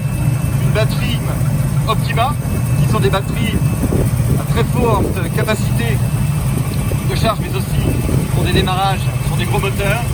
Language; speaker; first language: French; native; French